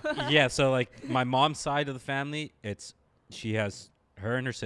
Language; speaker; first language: English; early bilingual, other home language; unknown